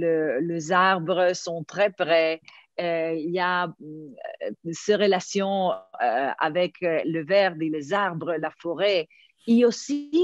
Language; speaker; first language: French; non-native, fluent; Italian